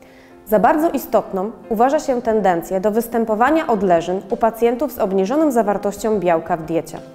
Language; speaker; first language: Polish; native; Polish